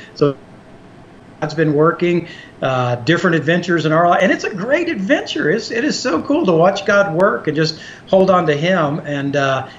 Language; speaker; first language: English; native; English